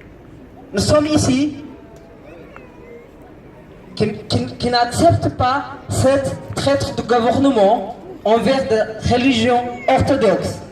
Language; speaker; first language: French; non-native, learner; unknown